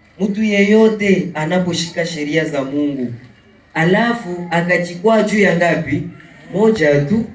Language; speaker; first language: Swahili; native; Swahili